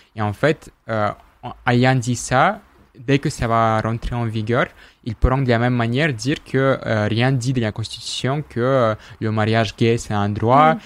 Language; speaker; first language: French; non-native, fluent; Russian